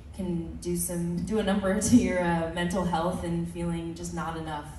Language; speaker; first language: English; early bilingual, other home language; Filipino